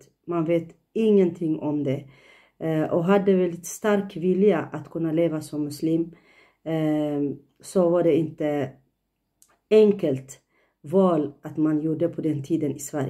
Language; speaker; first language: Swedish; non-native, fluent; Tigrinya